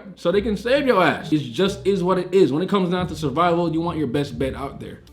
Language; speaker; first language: English; native; English